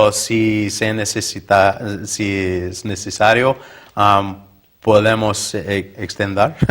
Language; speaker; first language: Spanish; non-native, learner; English